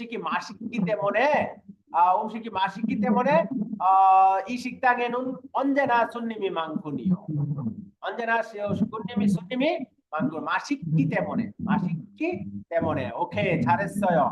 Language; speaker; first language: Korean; non-native, fluent; Bangla